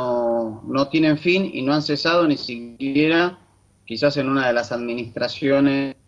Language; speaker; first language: Spanish; native; Spanish